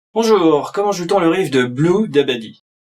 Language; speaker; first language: French; native; French